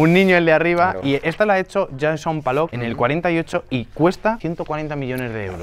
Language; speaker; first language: Spanish; native; Spanish